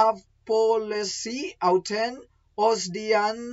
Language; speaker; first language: Greek; non-native, learner; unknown